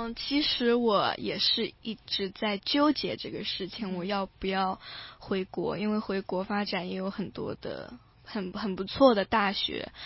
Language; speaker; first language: Chinese; early bilingual, heritage; Chinese